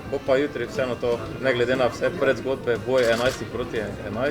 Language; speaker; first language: Slovenian; native; Slovenian